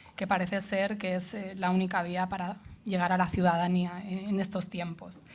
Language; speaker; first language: Spanish; non-native, local second language; Catalan